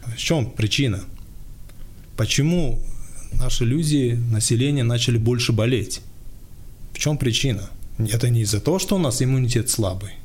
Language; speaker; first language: Russian; non-native, local second language; Tajik